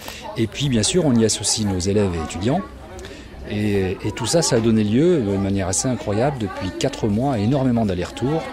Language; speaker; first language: French; native; French